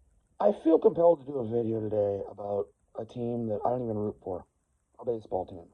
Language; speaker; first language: English; native; English